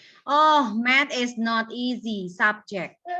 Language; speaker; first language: English; non-native, learner; Indonesian